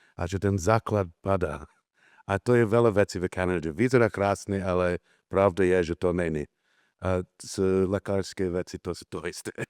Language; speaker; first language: Slovak; non-native, learner; English